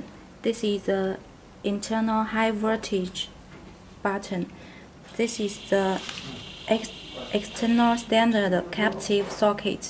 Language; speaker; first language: English; non-native, learner; Chinese